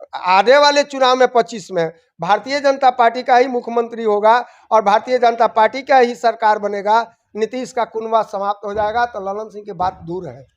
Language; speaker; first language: Hindi; native; Hindi